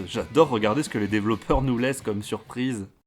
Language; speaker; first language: French; native; French